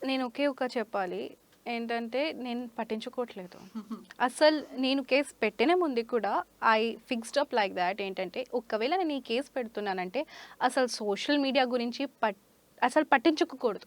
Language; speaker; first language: Telugu; non-native, learner; Hindi